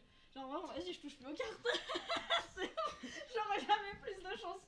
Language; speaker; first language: French; native; French